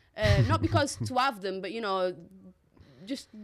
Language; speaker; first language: English; non-native, local second language; Portuguese